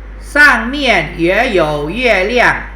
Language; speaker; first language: Chinese; non-native, fluent; Thai